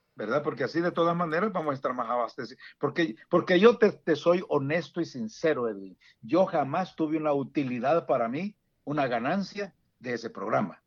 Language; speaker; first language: Spanish; native; Spanish